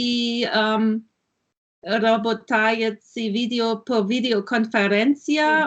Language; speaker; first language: Russian; non-native, learner; German